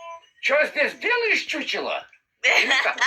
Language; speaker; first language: Russian; non-native, learner; Lithuanian